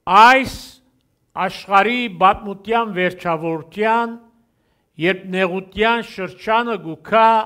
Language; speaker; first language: Armenian; early bilingual, heritage; Armenian